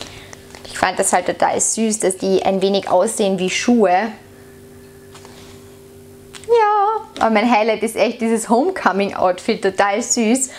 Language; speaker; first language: German; native; German